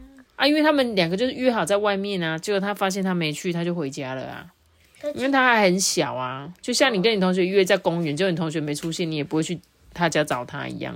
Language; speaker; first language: Chinese; native; Chinese